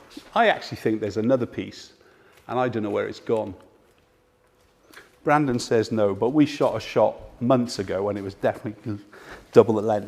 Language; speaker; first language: English; native; English